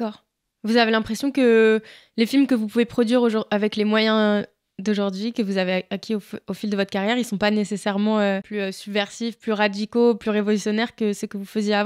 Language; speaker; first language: French; native; French